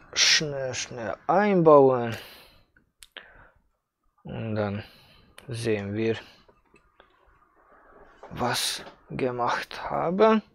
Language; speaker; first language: German; non-native, fluent; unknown